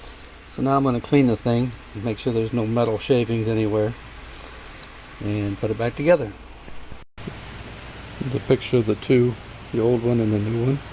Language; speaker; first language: English; native; English